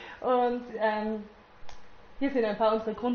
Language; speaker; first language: German; native; German